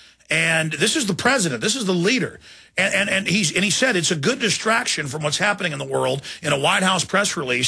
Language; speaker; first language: English; native; English